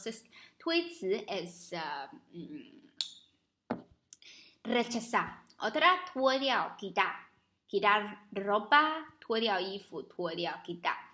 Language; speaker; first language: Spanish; non-native, learner; Chinese